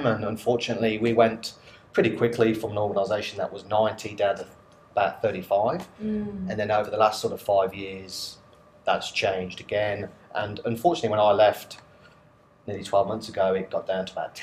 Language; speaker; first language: English; native; English